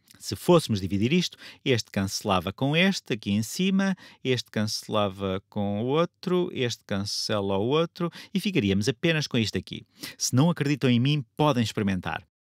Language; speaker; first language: Portuguese; native; Portuguese